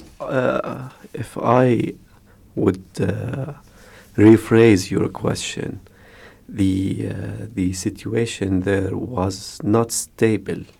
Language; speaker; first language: English; non-native, fluent; Arabic